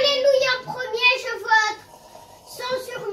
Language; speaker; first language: French; native; French